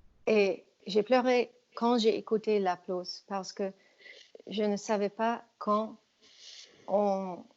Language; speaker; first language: French; non-native, fluent; English